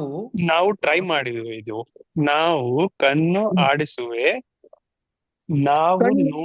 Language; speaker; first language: Kannada; non-native, learner; Telugu